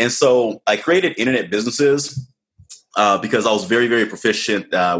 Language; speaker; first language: English; native; English